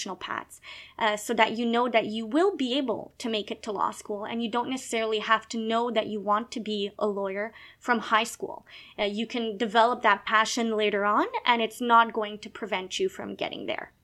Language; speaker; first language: English; non-native, fluent; French